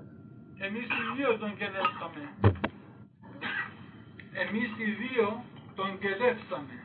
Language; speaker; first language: Greek; native; Greek